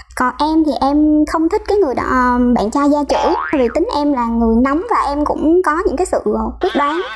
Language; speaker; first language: Vietnamese; native; Vietnamese